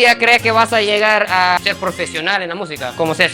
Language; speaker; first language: Spanish; non-native, fluent; English